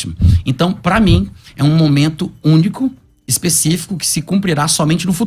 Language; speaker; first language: Portuguese; native; Portuguese